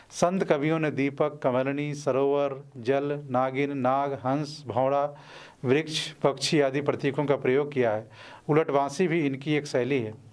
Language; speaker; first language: Hindi; native; Hindi